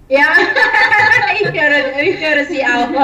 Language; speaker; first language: German; non-native, learner; Indonesian